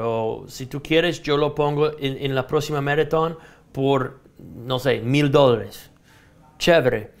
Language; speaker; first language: Spanish; non-native, fluent; English